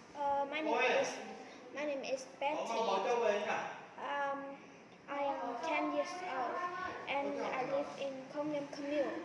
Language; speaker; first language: English; non-native, learner; Vietnamese